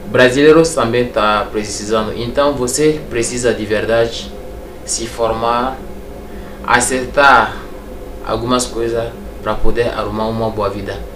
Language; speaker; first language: Portuguese; non-native, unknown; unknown